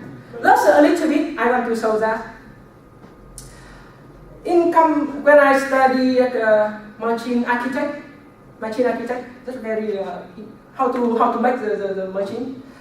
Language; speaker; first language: English; non-native, learner; Vietnamese